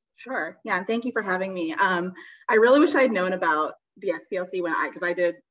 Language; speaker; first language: English; native; English